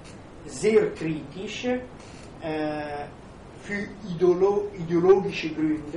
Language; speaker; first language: German; non-native, fluent; Italian